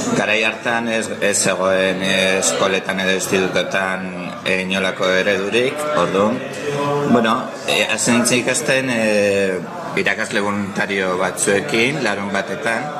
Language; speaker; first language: Basque; non-native, local second language; Spanish